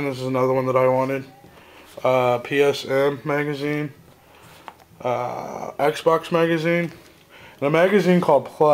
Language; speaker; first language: English; native; English